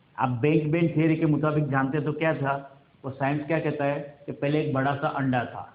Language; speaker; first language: Hindi; non-native, local second language; Gujarati